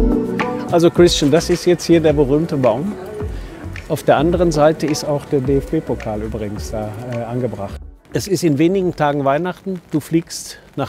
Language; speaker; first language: German; native; German